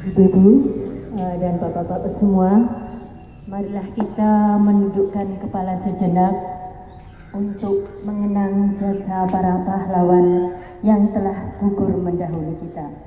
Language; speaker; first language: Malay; non-native, local second language; Javanese